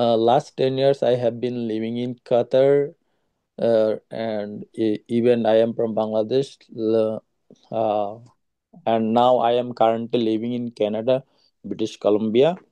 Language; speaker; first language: English; non-native, learner; Bangla